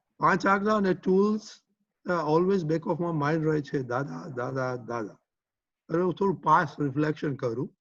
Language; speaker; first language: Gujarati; early bilingual, heritage; Gujarati